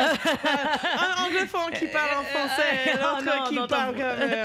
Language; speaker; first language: French; non-native, learner; English